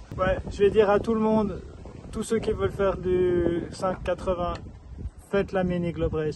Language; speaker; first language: French; native; French